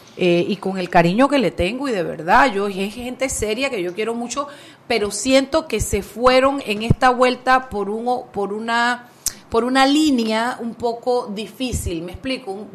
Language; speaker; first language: Spanish; native; Spanish